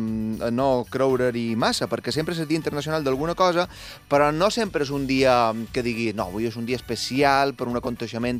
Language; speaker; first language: Catalan; native; Catalan